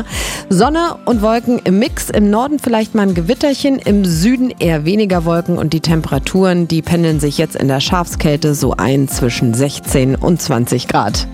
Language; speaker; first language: German; native; German